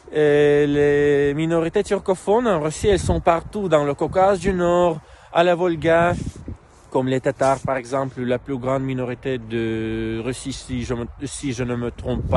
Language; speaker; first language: French; non-native, fluent; Russian